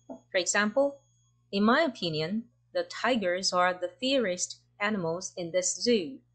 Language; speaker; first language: English; non-native, fluent; Chinese